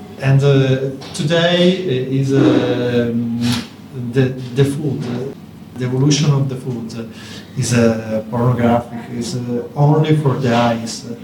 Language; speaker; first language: English; non-native, learner; Italian